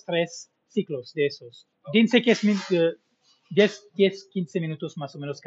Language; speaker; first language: Spanish; non-native, fluent; English